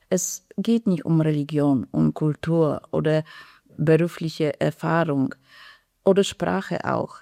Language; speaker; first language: German; non-native, fluent; Polish